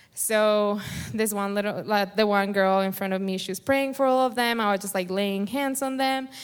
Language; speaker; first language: English; non-native, fluent; Spanish